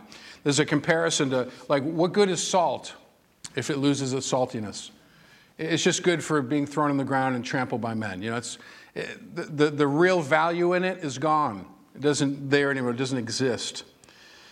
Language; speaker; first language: English; native; English